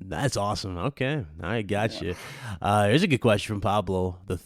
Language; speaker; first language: English; native; English